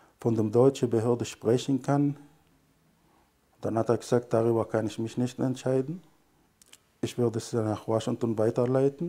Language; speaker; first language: German; non-native, fluent; Arabic